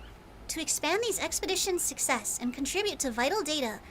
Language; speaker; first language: English; native; English